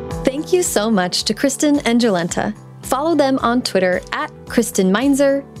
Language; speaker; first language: English; native; English